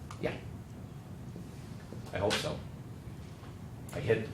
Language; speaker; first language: English; native; English